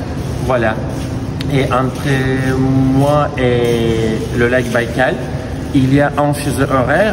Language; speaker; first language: French; non-native, fluent; Russian